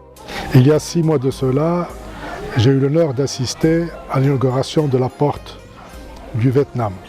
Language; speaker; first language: French; non-native, local second language; Arabic